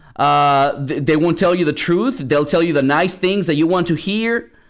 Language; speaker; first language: English; early bilingual, other home language; Spanish